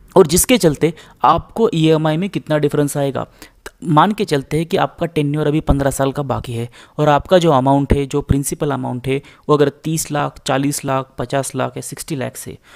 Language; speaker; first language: Hindi; non-native, local second language; Marathi